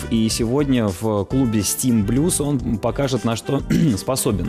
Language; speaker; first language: Russian; native; Russian